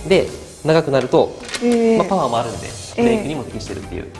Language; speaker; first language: Japanese; native; Japanese